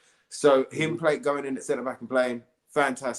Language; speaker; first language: English; native; English